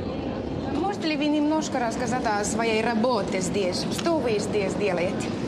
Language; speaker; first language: Russian; non-native, fluent; Finnish